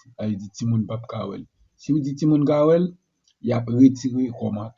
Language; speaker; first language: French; non-native, learner; Haitian Creole